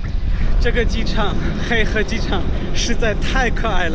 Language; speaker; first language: Chinese; non-native, fluent; German